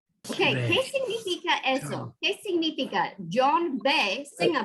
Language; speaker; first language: Spanish; non-native, fluent; English